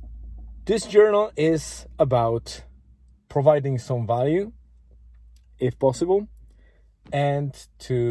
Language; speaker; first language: English; non-native, fluent; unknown